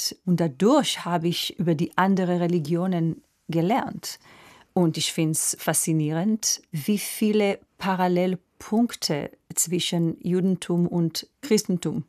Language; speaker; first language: German; non-native, fluent; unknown